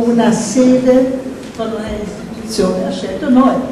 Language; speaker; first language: Italian; non-native, fluent; German